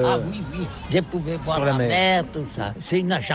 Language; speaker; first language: French; non-native, learner; Catalan